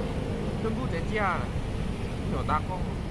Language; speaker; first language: Chinese; non-native, learner; Javanese